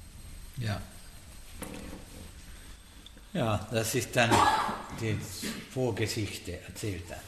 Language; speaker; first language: German; non-native, learner; Sinhala